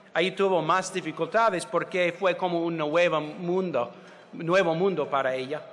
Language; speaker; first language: Spanish; non-native, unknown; English